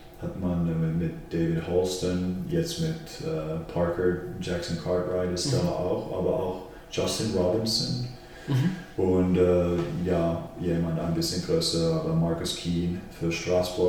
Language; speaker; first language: German; non-native, fluent; Finnish